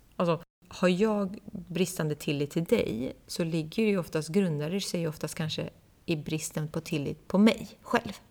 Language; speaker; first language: Swedish; early bilingual, other home language; Persian